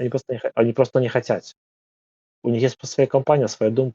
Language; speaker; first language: Russian; non-native, learner; Polish